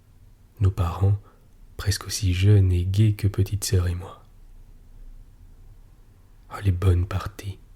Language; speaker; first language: French; native; French